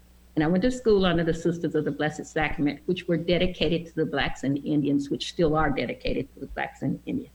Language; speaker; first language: English; native; English